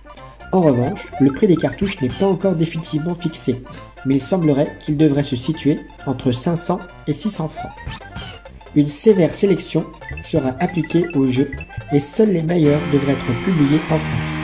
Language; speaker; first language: French; native; French